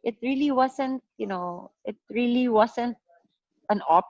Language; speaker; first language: English; non-native, local second language; Hiligaynon